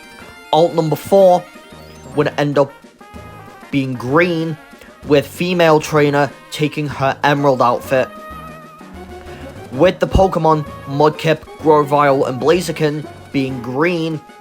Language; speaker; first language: English; native; English